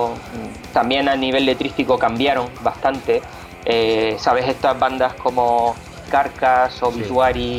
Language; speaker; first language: Spanish; native; Spanish